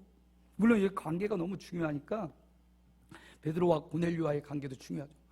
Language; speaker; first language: Korean; native; Korean